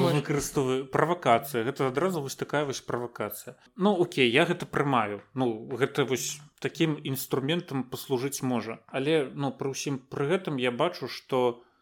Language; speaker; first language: Belarusian; native; Belarusian